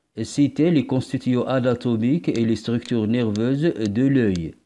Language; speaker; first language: French; non-native, local second language; Arabic